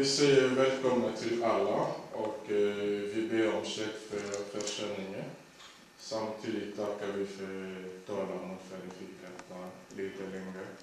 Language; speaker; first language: Swedish; non-native, learner; Lingala